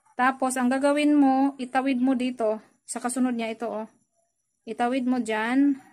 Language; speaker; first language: Filipino; native; Filipino